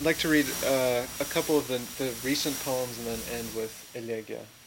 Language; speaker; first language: English; native; English